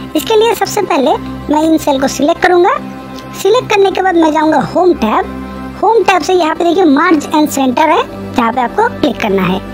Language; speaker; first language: Urdu; native; Urdu